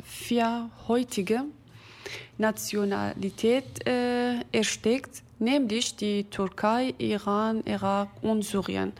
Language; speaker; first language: German; non-native, fluent; Kurdish